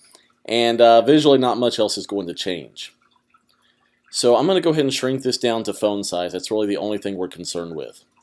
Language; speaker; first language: English; native; English